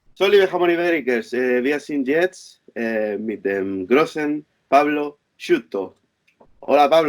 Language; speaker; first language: German; non-native, fluent; Spanish